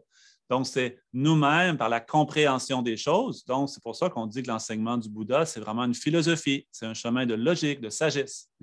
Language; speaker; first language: French; native; French